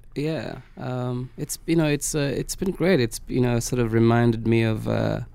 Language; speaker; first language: English; non-native, local second language; Swahili